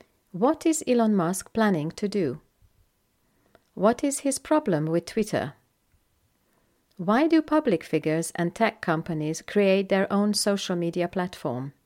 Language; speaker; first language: English; non-native, fluent; Hungarian